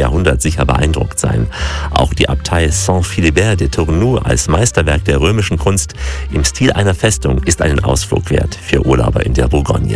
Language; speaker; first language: German; native; German